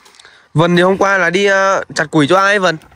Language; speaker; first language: Vietnamese; native; Vietnamese